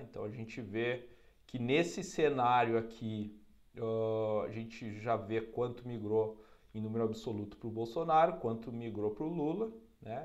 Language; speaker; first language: Portuguese; native; Portuguese